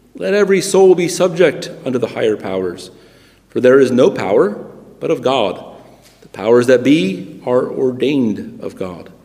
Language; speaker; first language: English; native; English